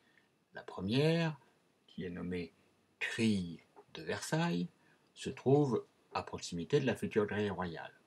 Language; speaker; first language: French; native; French